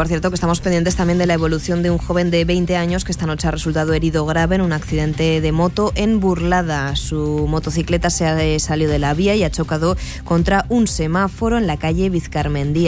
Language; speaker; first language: Spanish; native; Spanish